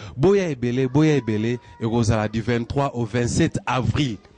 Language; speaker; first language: French; non-native, local second language; Lingala